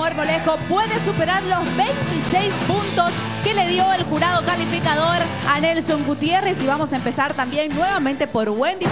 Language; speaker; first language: Spanish; native; Spanish